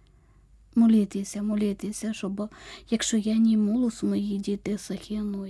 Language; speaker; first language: Ukrainian; non-native, learner; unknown